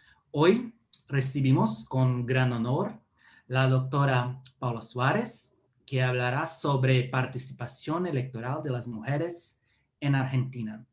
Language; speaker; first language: Spanish; non-native, fluent; Portuguese